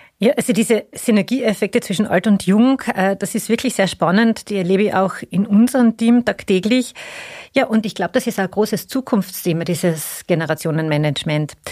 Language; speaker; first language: German; native; German